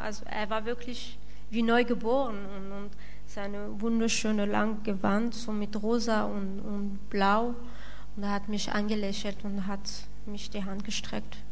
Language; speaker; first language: German; non-native, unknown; French